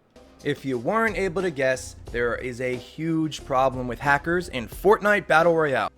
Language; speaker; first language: English; native; English